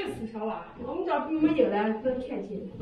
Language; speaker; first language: Chinese; native; Chinese